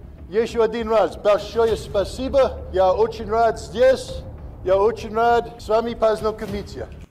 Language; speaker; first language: Russian; non-native, learner; English